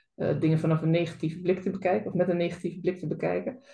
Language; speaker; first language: Dutch; native; Dutch